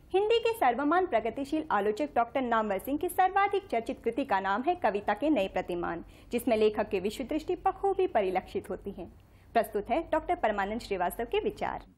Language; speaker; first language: Hindi; native; Hindi